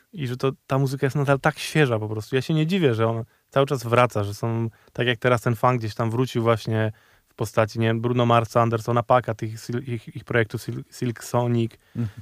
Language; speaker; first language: Polish; native; Polish